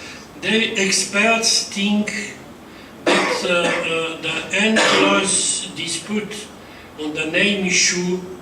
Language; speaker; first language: English; non-native, fluent; Bulgarian